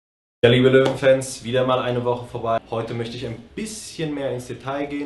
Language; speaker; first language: German; native; German